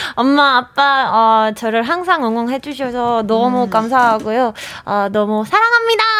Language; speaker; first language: Korean; non-native, fluent; Spanish